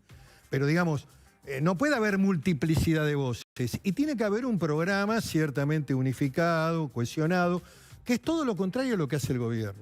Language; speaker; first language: Spanish; native; Spanish